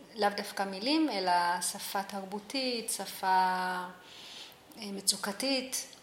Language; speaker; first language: Hebrew; early bilingual, other home language; Amharic